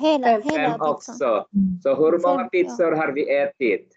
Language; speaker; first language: Swedish; non-native, learner; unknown